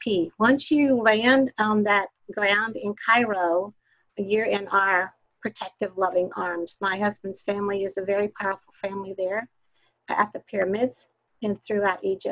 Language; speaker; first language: English; native; English